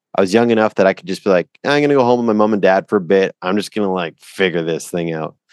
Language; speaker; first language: English; native; English